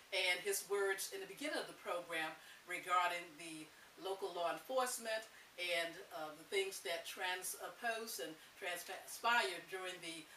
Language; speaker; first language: English; native; English